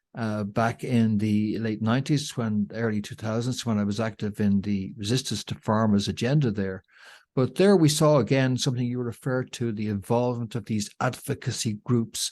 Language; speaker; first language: English; native; English